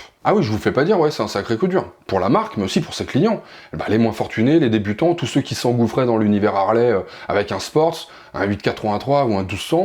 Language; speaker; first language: French; native; French